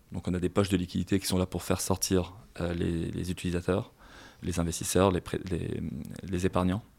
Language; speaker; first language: French; non-native, local second language; Arabic